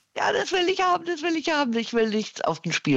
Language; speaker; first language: German; native; German